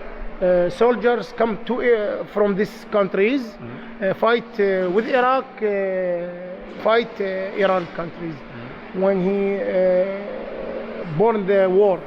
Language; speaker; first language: English; non-native, learner; Arabic